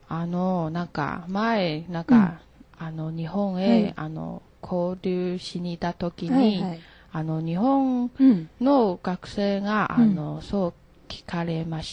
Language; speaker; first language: Japanese; non-native, learner; Chinese